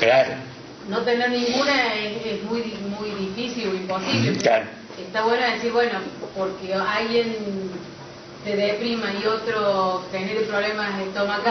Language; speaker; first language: Spanish; native; Spanish